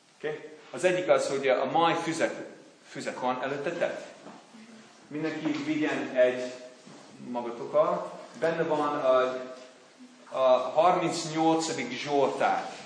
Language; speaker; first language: Hungarian; non-native, fluent; English